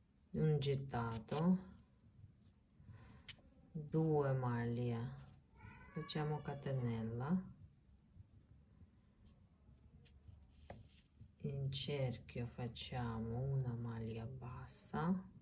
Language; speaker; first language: Italian; non-native, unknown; Ukrainian